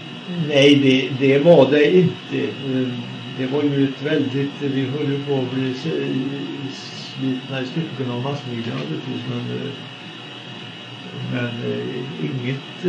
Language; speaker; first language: Swedish; native; Swedish